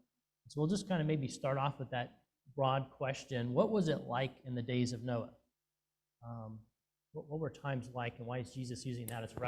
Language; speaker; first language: English; native; English